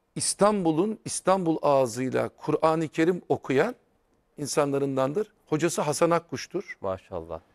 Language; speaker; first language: Turkish; native; Turkish